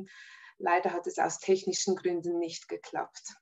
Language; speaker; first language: German; native; German